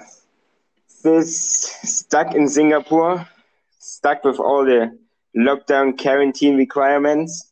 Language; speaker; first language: English; non-native, fluent; German